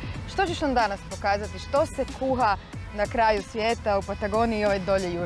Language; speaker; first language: Croatian; native; Croatian